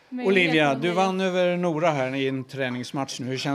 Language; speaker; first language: Swedish; native; Swedish